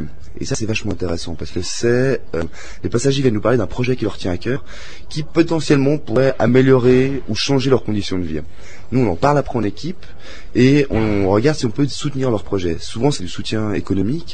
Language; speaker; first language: French; native; French